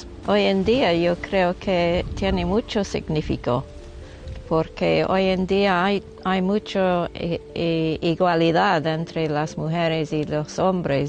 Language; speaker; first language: Spanish; non-native, local second language; English